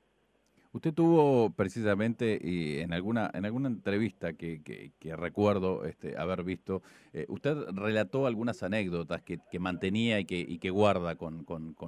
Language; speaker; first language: Spanish; native; Spanish